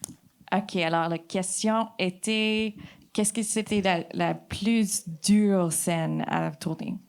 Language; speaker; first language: French; non-native, fluent; English